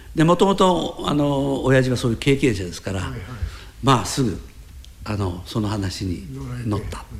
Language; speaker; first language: Japanese; native; Japanese